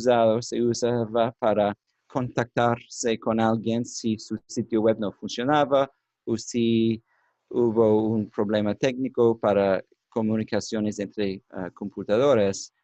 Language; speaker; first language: Spanish; non-native, learner; English